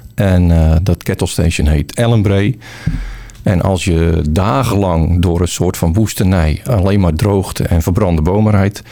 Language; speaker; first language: Dutch; native; Dutch